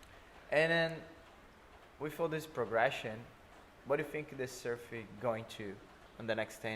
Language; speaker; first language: English; non-native, fluent; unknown